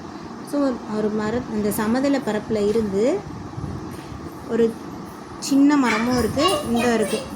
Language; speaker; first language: Tamil; native; Tamil